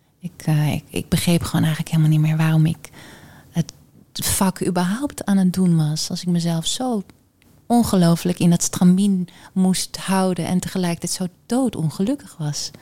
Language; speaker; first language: Dutch; early bilingual, heritage; Dutch